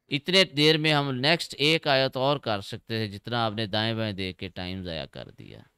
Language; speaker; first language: Urdu; native; Urdu